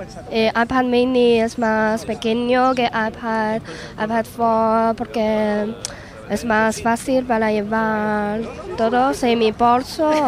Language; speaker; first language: Spanish; non-native, learner; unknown